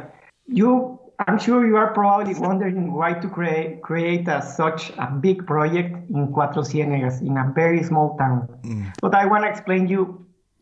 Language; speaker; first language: English; non-native, fluent; Spanish